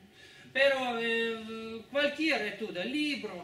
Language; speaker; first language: Spanish; non-native, fluent; Russian